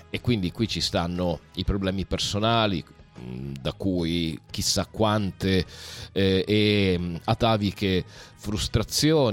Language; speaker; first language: Italian; native; Italian